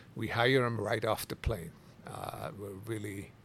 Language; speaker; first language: English; non-native, fluent; Swiss German